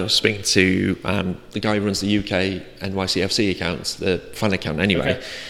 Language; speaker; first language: English; native; English